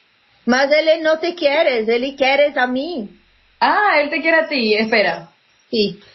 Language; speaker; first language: Spanish; non-native, learner; Portuguese